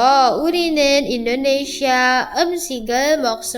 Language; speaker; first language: Korean; non-native, learner; Indonesian